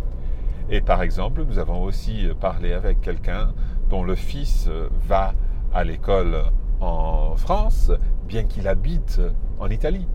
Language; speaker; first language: French; non-native, fluent; English